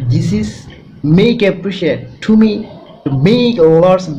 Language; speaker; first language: English; non-native, learner; Bangla